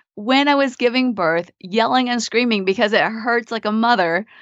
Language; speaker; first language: English; early bilingual, other home language; Vietnamese